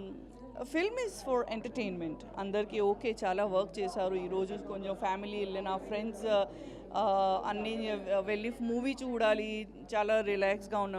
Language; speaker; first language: Telugu; non-native, learner; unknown